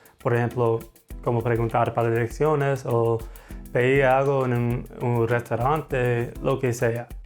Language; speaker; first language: Spanish; non-native, fluent; English